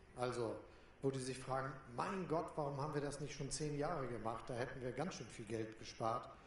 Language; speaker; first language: German; native; German